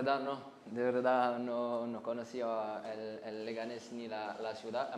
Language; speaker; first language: Spanish; non-native, learner; French